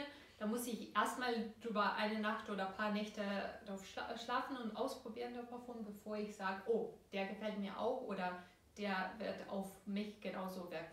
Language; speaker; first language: German; non-native, fluent; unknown